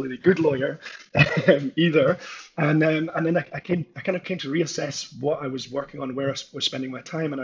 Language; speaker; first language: English; native; English